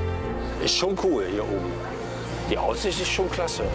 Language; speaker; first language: German; native; German